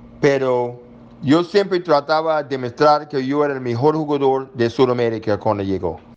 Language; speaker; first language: Spanish; non-native, learner; English